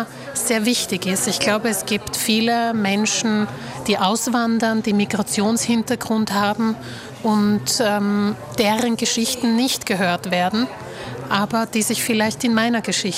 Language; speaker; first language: German; early bilingual, other home language; Slovak